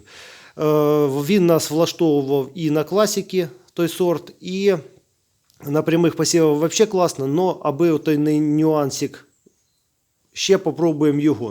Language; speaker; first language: Ukrainian; native; Ukrainian